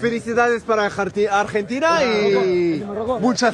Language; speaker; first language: Spanish; non-native, learner; Arabic